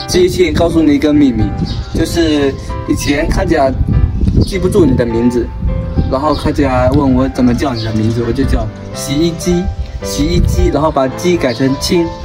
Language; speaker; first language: Chinese; native; Chinese